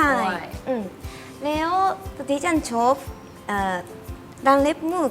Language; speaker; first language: Thai; non-native, learner; Japanese